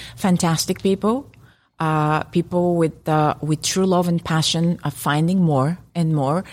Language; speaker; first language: English; non-native, fluent; Bulgarian